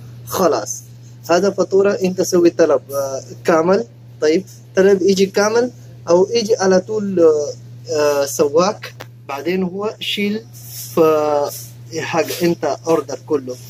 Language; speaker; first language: Arabic; non-native, learner; Urdu